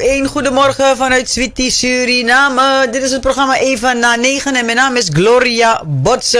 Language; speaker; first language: Dutch; native; Dutch